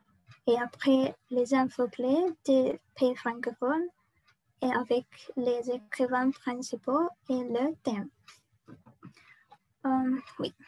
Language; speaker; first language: French; non-native, learner; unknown